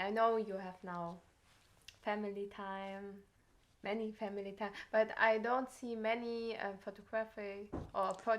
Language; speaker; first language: English; non-native, learner; German